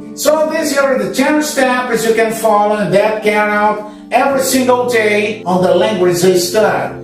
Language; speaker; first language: English; non-native, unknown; Portuguese